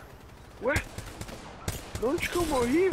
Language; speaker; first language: Portuguese; native; Portuguese